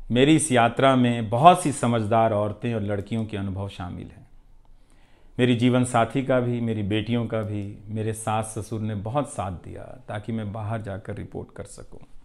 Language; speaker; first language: Hindi; non-native, local second language; Bhojpuri